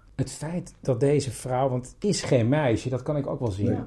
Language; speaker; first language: Dutch; native; Dutch